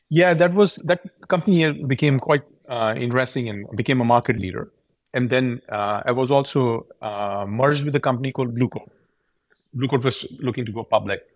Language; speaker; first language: English; non-native, local second language; Urdu